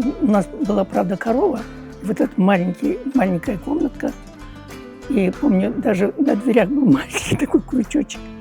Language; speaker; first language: Russian; non-native, local second language; Uyghur